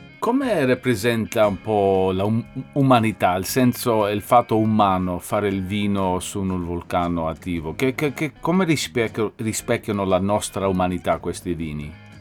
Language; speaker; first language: Italian; non-native, fluent; English